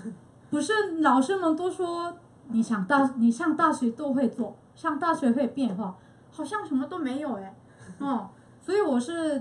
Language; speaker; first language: Chinese; non-native, fluent; Korean